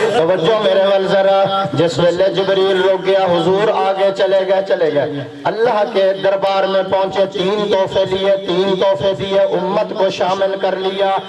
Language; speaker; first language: Urdu; non-native, local second language; Punjabi